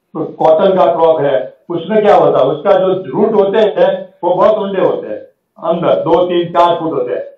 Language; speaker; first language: Hindi; non-native, local second language; Gujarati